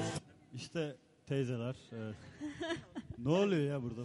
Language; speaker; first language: Turkish; native; Turkish